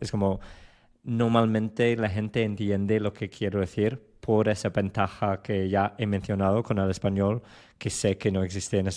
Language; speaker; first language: Spanish; non-native, fluent; English